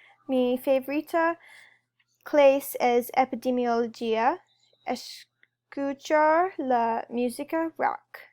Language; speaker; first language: Spanish; non-native, learner; English